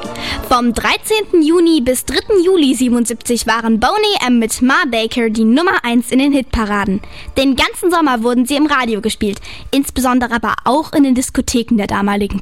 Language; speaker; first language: German; native; German